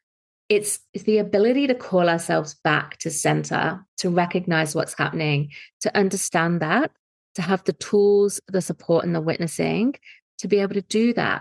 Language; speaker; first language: English; native; English